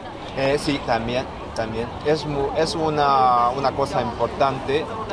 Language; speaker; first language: Spanish; non-native, fluent; Chinese